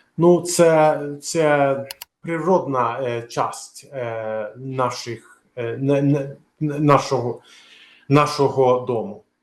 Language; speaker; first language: Ukrainian; non-native, learner; Swedish